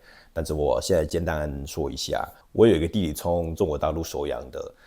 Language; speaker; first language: Chinese; non-native, fluent; English